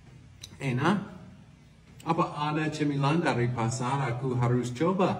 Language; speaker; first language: Indonesian; non-native, learner; English